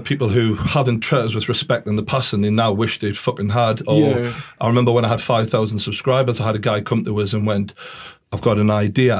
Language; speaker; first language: English; native; English